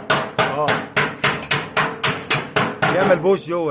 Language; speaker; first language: Arabic; native; Arabic